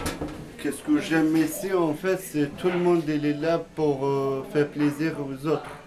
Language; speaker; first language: French; non-native, learner; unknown